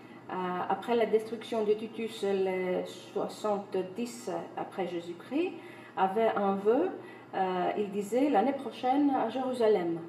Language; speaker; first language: French; non-native, fluent; Greek